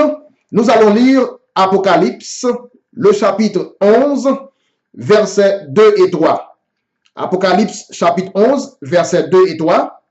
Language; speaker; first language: French; non-native, local second language; Haitian Creole